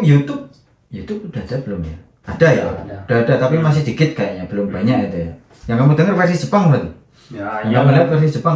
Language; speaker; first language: Indonesian; native; Indonesian